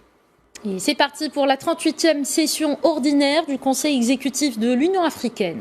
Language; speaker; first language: French; non-native, local second language; Arabic